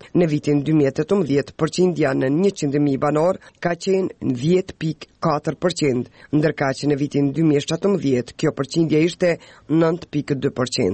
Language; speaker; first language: Albanian; native; Albanian